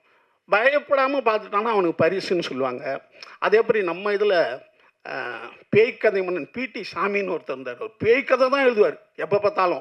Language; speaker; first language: Tamil; native; Tamil